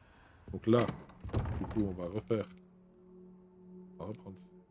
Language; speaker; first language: French; native; French